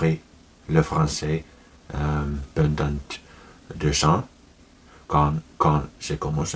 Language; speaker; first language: French; non-native, learner; Finnish